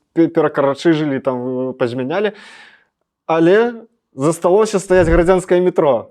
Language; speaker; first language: Belarusian; non-native, local second language; Russian